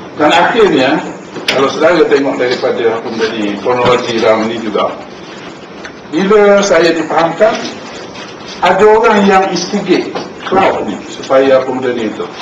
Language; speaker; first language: Malay; native; Malay